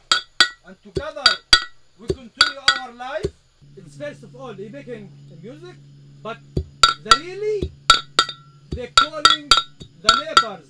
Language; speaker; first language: English; non-native, learner; Arabic